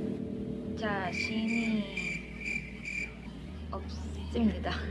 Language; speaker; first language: Korean; non-native, learner; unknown